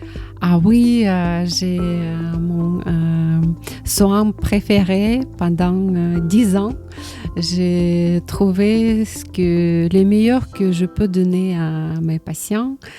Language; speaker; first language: French; non-native, learner; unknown